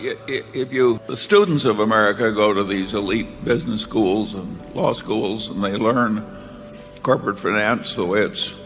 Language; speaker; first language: English; native; English